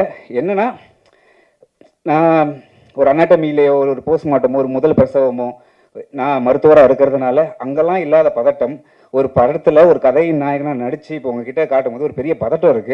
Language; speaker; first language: Tamil; native; Tamil